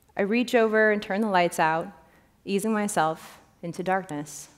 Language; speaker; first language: English; native; English